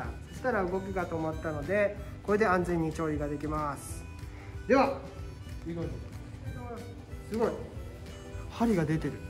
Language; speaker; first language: Japanese; native; Japanese